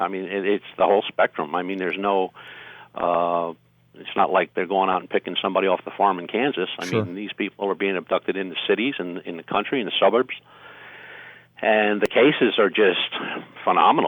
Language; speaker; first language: English; native; English